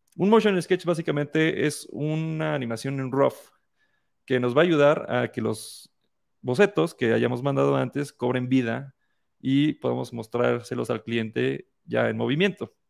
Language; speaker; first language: Spanish; native; Spanish